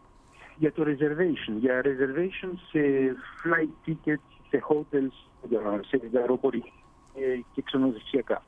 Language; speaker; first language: Greek; early bilingual, heritage; Greek